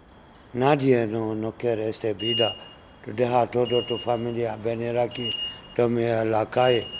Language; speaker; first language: Spanish; non-native, learner; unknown